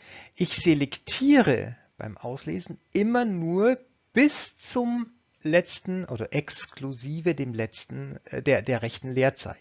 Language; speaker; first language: German; native; German